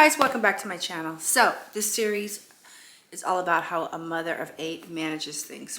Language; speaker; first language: English; native; English